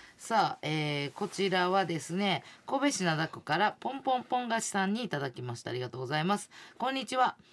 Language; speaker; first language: Japanese; native; Japanese